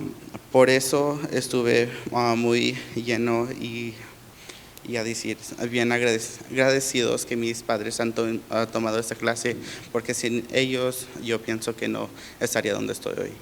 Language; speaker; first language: Spanish; early bilingual, heritage; Spanish